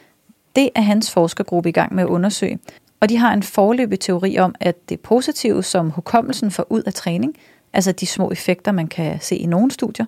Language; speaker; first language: Danish; native; Danish